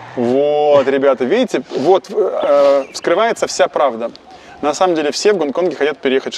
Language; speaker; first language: Russian; native; Russian